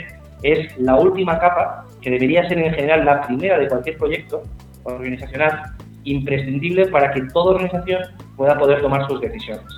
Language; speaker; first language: Spanish; native; Spanish